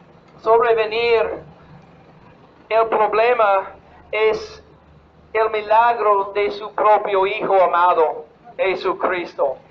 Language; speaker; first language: Spanish; non-native, fluent; English